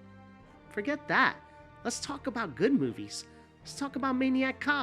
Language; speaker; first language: English; native; English